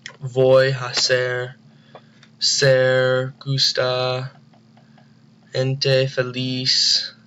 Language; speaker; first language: Spanish; non-native, learner; English